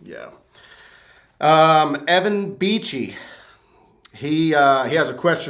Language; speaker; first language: English; native; English